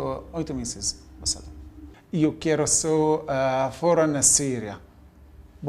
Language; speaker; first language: Portuguese; non-native, learner; Arabic